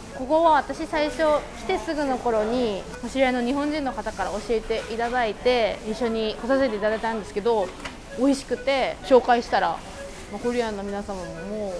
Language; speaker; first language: Japanese; native; Japanese